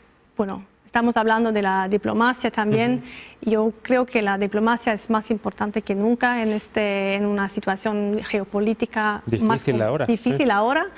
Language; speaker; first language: Spanish; non-native, fluent; Norwegian